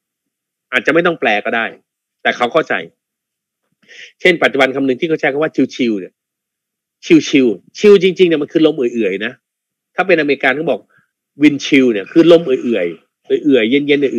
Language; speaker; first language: Thai; native; Thai